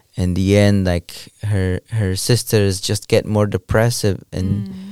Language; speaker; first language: English; non-native, learner; Kaqchikel